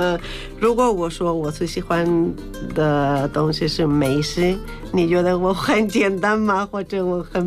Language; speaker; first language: Chinese; non-native, learner; Spanish